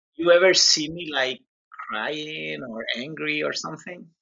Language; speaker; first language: English; non-native, learner; Spanish